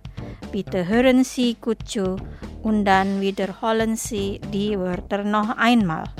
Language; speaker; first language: German; non-native, fluent; Indonesian